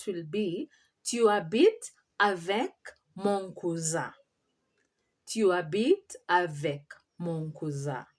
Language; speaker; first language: French; non-native, fluent; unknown